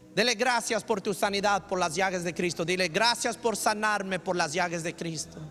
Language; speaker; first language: Spanish; early bilingual, heritage; Spanish